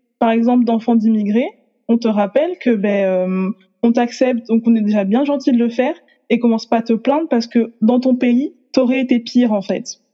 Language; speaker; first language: French; native; French